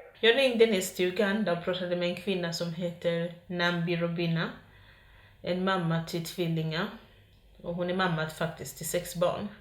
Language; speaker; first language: Swedish; non-native, fluent; Ganda